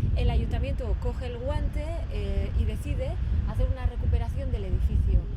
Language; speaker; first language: Spanish; non-native, local second language; Basque